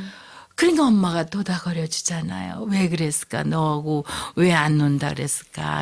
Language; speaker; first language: Korean; native; Korean